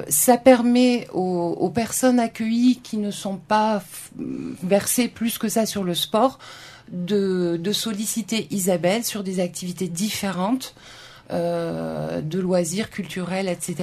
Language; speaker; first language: French; native; French